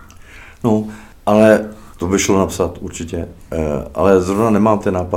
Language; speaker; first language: Czech; native; Czech